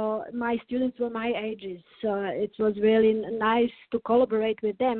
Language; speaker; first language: English; non-native, learner; Serbian